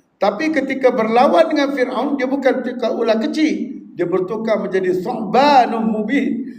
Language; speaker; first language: Malay; native; Malay